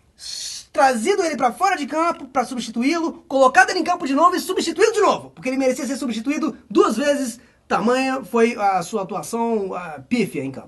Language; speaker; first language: Portuguese; native; Portuguese